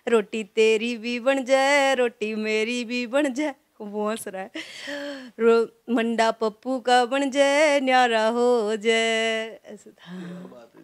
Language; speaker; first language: Hindi; non-native, local second language; Haryanvi